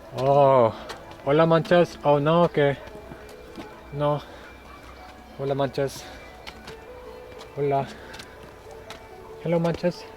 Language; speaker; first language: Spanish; non-native, learner; English